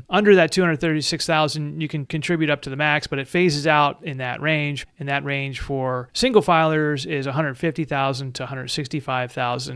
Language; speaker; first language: English; native; English